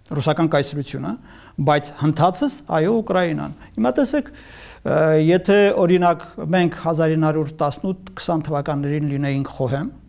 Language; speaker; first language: Armenian; native; Armenian